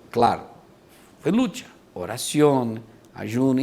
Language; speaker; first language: Spanish; non-native, fluent; Portuguese